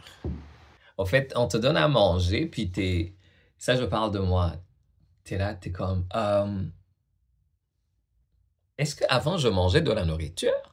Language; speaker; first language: French; native; French